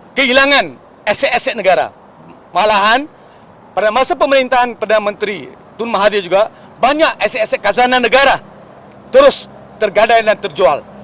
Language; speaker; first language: Malay; non-native, local second language; Tamil